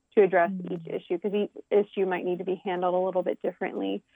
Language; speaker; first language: English; native; English